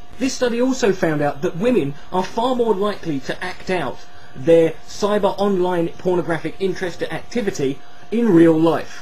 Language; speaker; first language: English; native; English